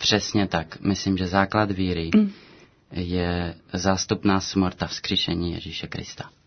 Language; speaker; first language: Czech; non-native, fluent; Romanian